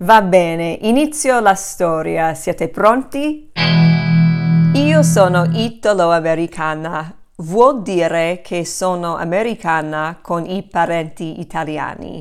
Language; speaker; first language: Italian; non-native, fluent; English